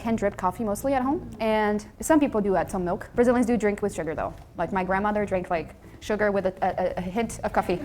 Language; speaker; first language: English; non-native, fluent; Portuguese